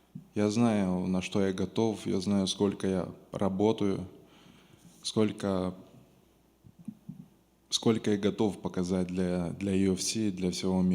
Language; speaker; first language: Russian; non-native, local second language; Romanian